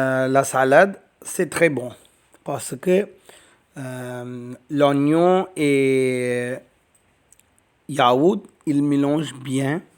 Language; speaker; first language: French; non-native, learner; Tamil